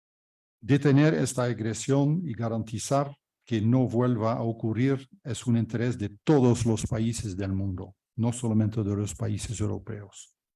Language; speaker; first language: Spanish; non-native, fluent; Dutch